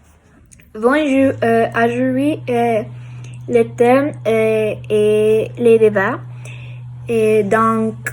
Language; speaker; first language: French; non-native, learner; Spanish